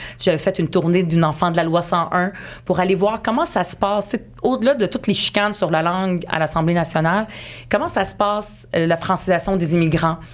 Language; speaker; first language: French; early bilingual, other home language; Arabic